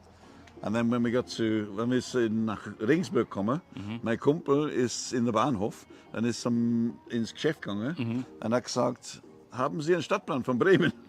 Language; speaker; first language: German; non-native, learner; English